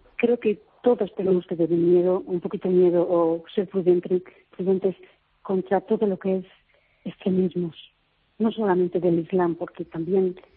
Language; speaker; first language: Spanish; native; Spanish